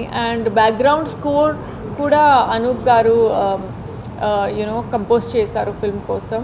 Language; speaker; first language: Telugu; non-native, fluent; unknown